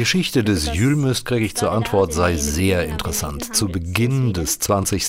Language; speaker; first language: German; native; German